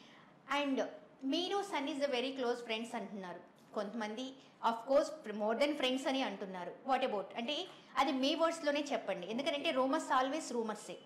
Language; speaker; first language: Telugu; native; Telugu